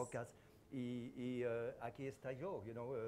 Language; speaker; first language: Spanish; non-native, learner; French